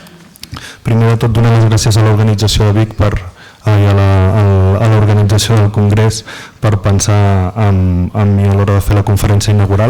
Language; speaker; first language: Catalan; native; Catalan